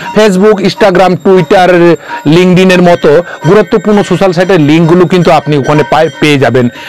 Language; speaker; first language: Bangla; non-native, local second language; Kok Borok